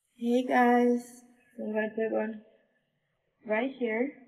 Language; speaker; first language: English; non-native, fluent; Portuguese